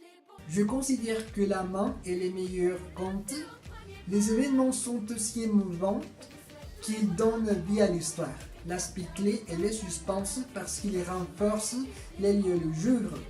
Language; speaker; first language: French; non-native, fluent; Spanish